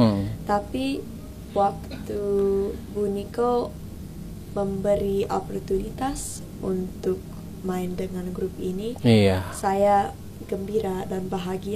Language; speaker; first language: Indonesian; early bilingual, heritage; English